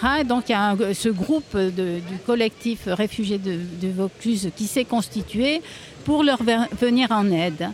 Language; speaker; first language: French; native; French